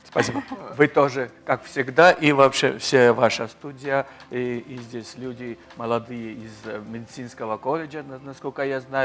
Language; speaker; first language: Russian; non-native, fluent; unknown